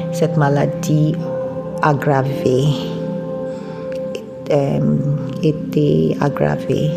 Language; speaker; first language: French; non-native, learner; English